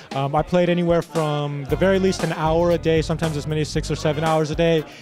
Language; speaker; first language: English; native; English